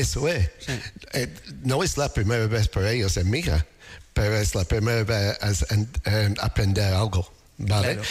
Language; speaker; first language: Spanish; non-native, learner; English